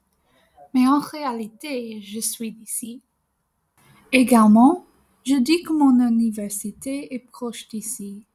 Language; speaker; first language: French; non-native, fluent; English